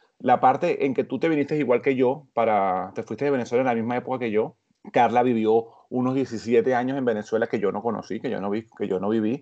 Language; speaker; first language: Spanish; native; Spanish